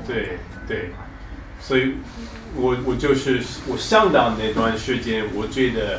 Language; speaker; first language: Chinese; non-native, fluent; English